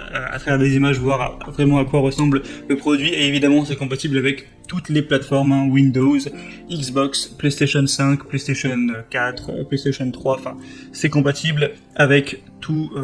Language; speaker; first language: French; native; French